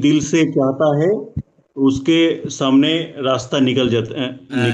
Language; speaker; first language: Hindi; non-native, learner; Bangla